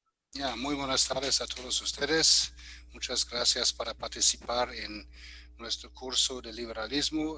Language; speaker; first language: Spanish; non-native, fluent; German